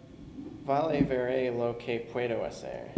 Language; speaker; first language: Spanish; non-native, learner; English